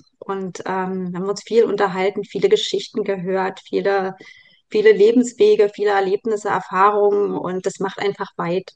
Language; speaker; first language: German; native; German